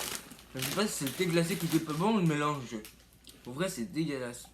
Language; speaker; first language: French; native; French